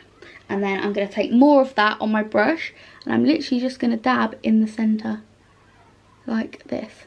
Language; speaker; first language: English; native; English